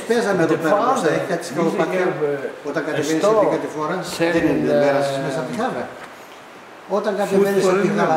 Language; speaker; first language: Greek; early bilingual, heritage; Greek